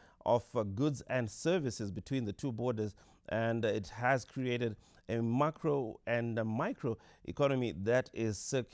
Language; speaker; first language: English; non-native, local second language; Shona